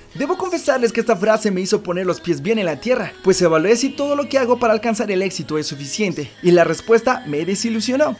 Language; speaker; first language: Spanish; native; Spanish